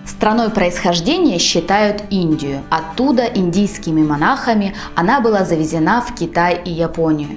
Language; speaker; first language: Russian; native; Russian